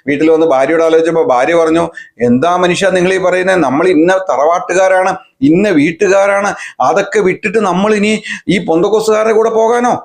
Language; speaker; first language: Malayalam; native; Malayalam